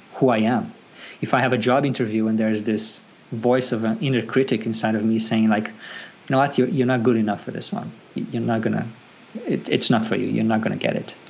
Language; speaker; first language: English; non-native, fluent; Portuguese